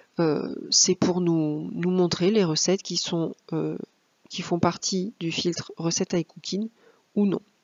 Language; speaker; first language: French; native; French